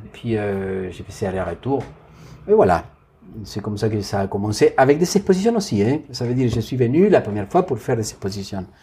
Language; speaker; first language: French; non-native, fluent; Spanish